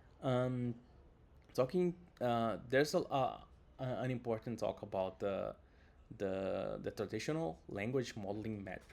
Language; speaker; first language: English; non-native, fluent; Portuguese